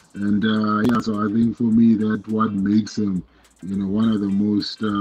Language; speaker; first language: English; non-native, local second language; Shona